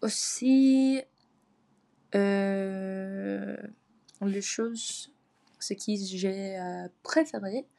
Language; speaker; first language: French; non-native, learner; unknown